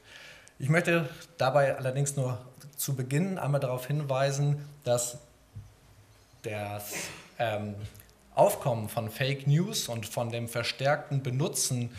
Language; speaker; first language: German; native; German